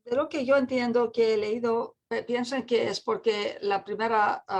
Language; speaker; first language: Spanish; non-native, fluent; English